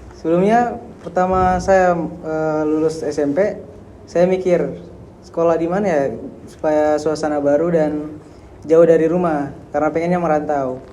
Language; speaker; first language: Indonesian; native; Indonesian